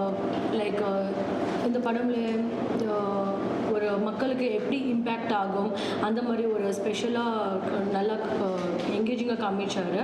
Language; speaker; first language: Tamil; non-native, learner; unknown